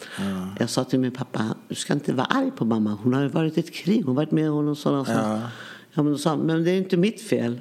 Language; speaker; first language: Swedish; early bilingual, other home language; Yiddish